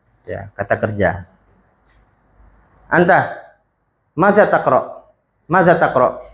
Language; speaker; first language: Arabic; non-native, fluent; Indonesian